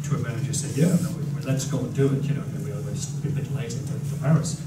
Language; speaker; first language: English; native; English